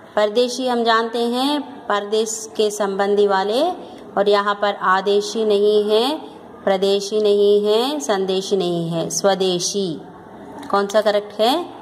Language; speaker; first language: Hindi; non-native, local second language; Telugu